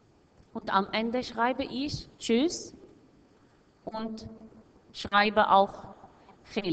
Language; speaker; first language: German; non-native, fluent; Arabic